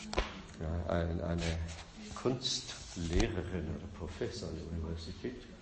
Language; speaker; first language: German; non-native, fluent; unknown